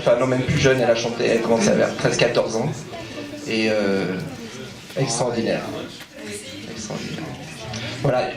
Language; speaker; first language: French; native; French